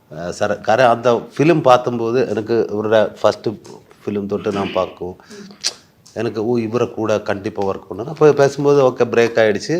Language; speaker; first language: Tamil; non-native, learner; Malayalam